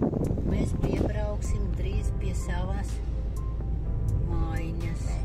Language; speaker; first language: Latvian; non-native, local second language; Russian